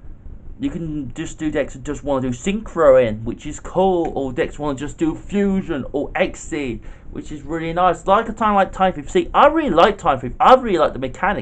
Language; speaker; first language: English; native; English